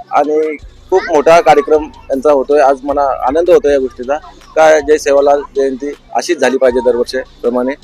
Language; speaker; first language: Marathi; non-native, local second language; Lambadi